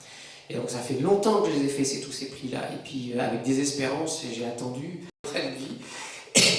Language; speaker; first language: French; native; French